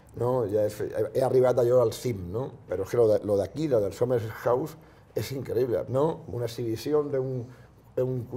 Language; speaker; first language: Spanish; non-native, local second language; Catalan